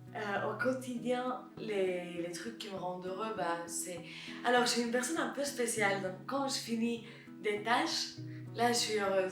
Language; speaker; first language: French; non-native, fluent; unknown